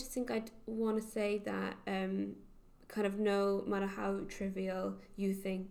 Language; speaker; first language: English; native; English